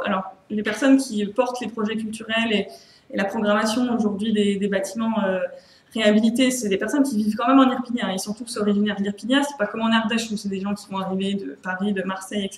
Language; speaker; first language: French; native; French